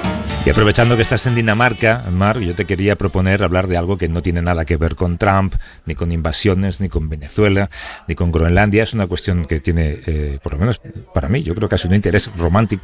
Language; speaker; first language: Spanish; native; Spanish